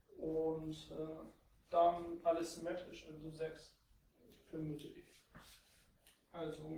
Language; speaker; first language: German; non-native, fluent; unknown